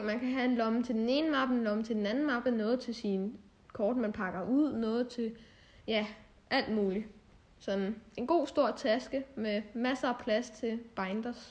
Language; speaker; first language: Danish; native; Danish